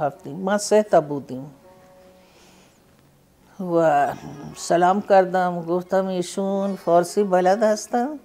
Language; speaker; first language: Persian; non-native, fluent; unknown